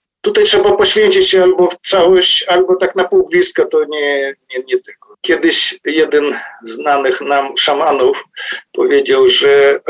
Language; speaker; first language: Polish; non-native, fluent; Ukrainian